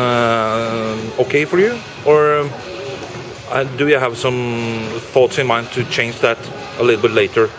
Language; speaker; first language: English; non-native, fluent; Norwegian